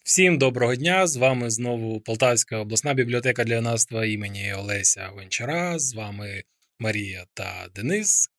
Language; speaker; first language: Ukrainian; native; Ukrainian